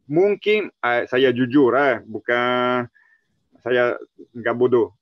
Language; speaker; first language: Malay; non-native, learner; Italian